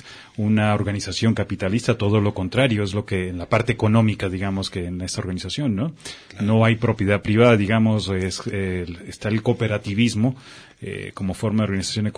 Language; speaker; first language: Spanish; native; Spanish